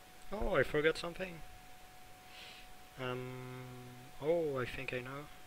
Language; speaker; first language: English; non-native, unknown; French